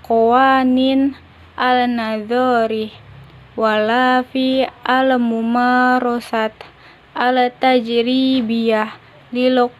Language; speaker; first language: Arabic; non-native, learner; Indonesian